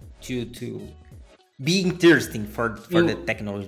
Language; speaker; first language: English; non-native, learner; Portuguese